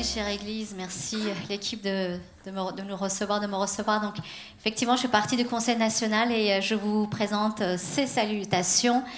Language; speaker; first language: French; early bilingual, other home language; Persian